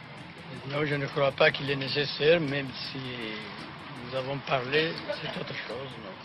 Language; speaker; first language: French; non-native, learner; Amharic